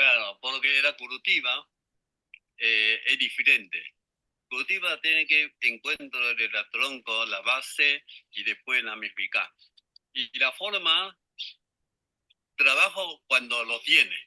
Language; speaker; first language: Spanish; non-native, learner; Chinese